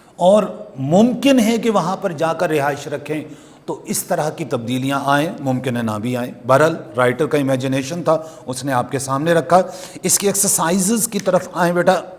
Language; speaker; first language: Urdu; non-native, local second language; Punjabi